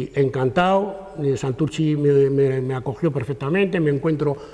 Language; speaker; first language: Spanish; native; Spanish